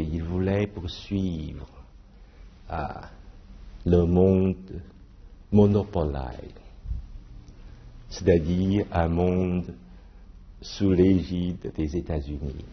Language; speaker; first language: French; non-native, fluent; Chinese